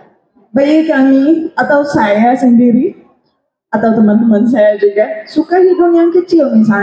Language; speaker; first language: Indonesian; non-native, fluent; Arabic